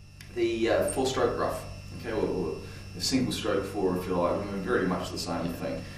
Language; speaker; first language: English; native; English